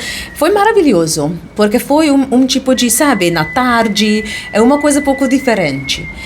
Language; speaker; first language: Portuguese; non-native, fluent; Hungarian